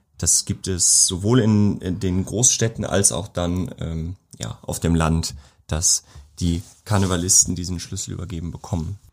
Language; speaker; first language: German; native; German